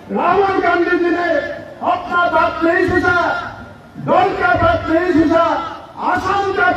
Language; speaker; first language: Hindi; non-native, local second language; Assamese